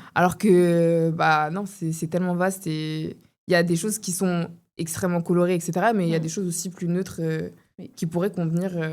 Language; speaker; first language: French; early bilingual, other home language; Bambara